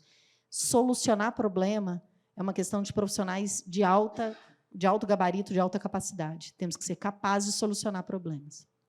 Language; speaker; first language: Portuguese; native; Portuguese